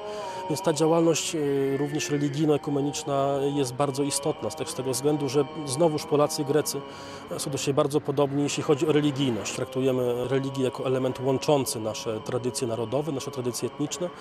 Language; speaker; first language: Polish; native; Polish